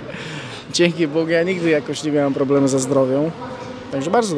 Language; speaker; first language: Polish; non-native, fluent; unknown